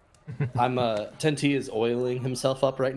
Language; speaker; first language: English; native; English